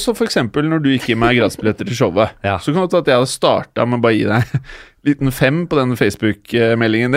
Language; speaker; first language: Norwegian; native; Norwegian